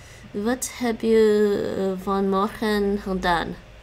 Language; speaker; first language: Dutch; non-native, learner; English